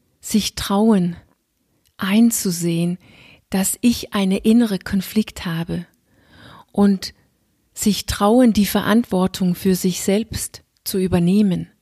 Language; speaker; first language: German; non-native, fluent; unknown